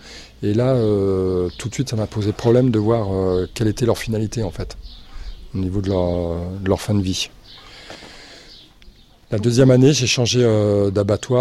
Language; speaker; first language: French; native; French